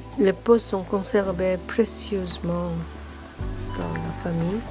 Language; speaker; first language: French; non-native, learner; Korean